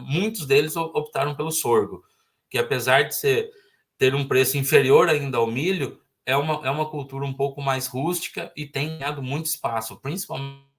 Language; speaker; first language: Portuguese; native; Portuguese